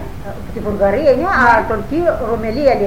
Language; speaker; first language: Greek; native; Greek